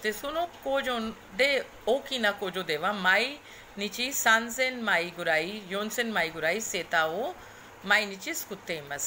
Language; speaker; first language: Japanese; non-native, fluent; Hindi